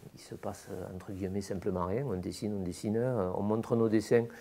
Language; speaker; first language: French; native; French